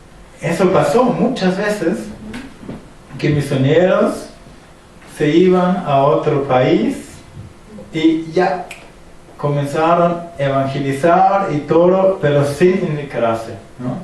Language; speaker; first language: Spanish; non-native, fluent; German